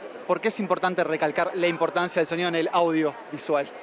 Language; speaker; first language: Spanish; native; Spanish